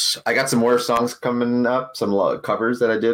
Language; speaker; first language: English; early bilingual, other home language; Spanish